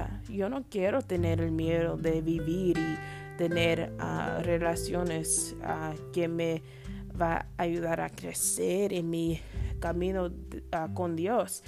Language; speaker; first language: Spanish; non-native, learner; English